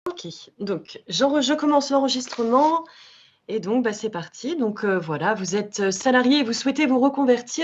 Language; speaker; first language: French; native; French